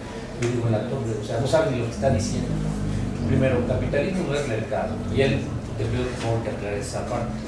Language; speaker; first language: Spanish; native; Spanish